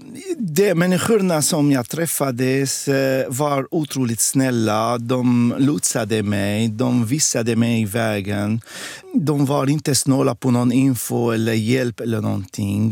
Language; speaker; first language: Swedish; non-native, fluent; Arabic